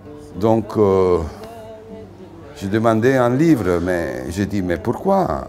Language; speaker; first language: French; non-native, fluent; Italian